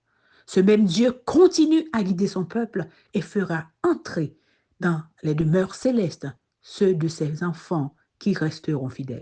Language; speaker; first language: French; non-native, local second language; Haitian Creole